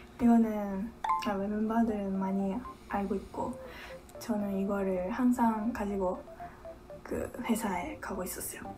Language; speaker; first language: Korean; non-native, fluent; Japanese